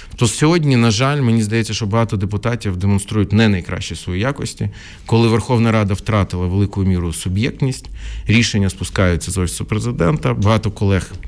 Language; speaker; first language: Ukrainian; non-native, local second language; Russian